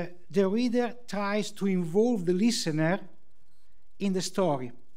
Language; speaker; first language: English; non-native, fluent; Italian